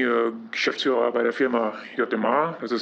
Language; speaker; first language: German; non-native, fluent; Polish